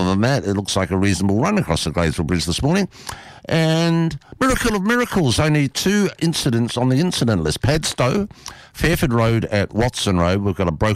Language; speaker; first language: English; native; English